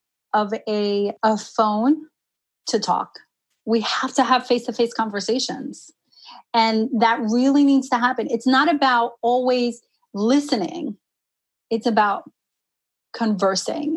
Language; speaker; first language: English; early bilingual, other home language; Spanish